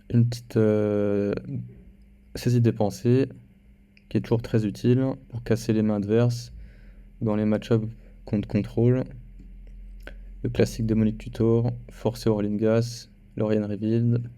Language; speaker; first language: French; native; French